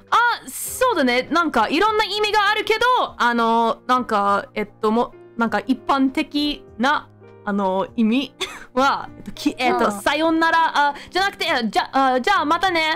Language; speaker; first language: Japanese; non-native, fluent; English